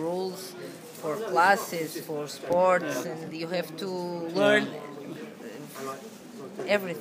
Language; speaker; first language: English; non-native, learner; Portuguese